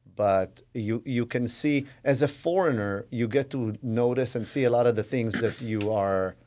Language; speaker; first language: English; non-native, fluent; Hebrew